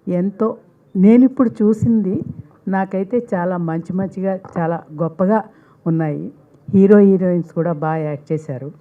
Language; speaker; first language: Telugu; native; Telugu